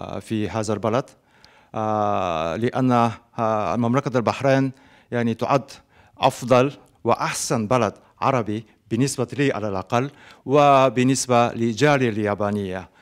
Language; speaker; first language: Arabic; non-native, fluent; Japanese